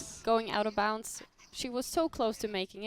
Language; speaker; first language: English; non-native, fluent; Norwegian